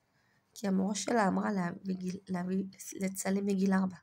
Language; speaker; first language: Hebrew; native; Hebrew